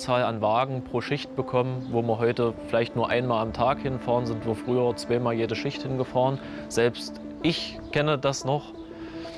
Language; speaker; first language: German; native; German